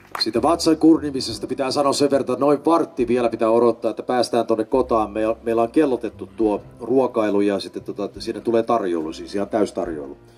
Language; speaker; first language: Finnish; early bilingual, heritage; Finnish